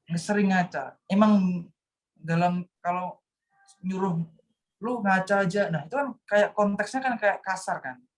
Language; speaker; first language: Indonesian; non-native, local second language; Javanese